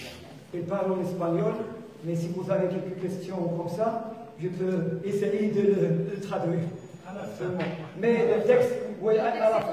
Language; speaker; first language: French; non-native, fluent; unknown